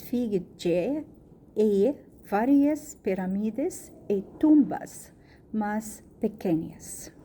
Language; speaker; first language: Spanish; non-native, learner; Arabic